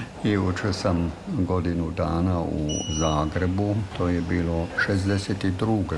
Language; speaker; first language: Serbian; non-native, fluent; German